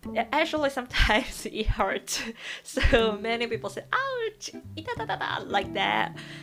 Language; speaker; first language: English; non-native, fluent; Japanese